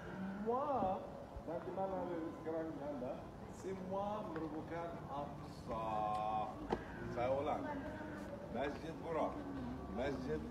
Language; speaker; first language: Indonesian; non-native, fluent; Arabic